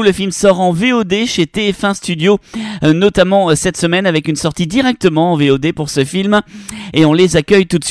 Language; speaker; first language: French; native; French